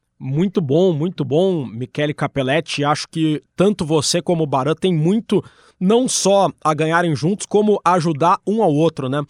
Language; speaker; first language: Portuguese; native; Portuguese